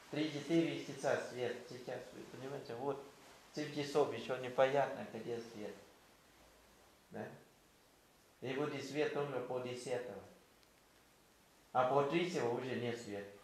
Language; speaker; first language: Russian; non-native, fluent; Thai